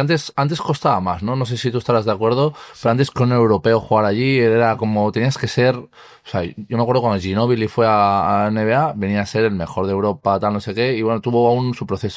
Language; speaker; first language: Spanish; native; Spanish